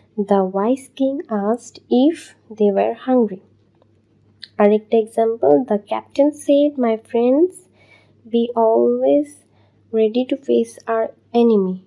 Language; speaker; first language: English; non-native, local second language; Bangla